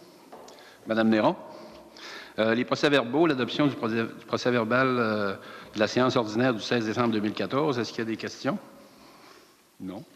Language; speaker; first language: French; native; French